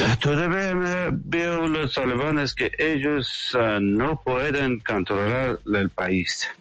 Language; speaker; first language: Spanish; non-native, learner; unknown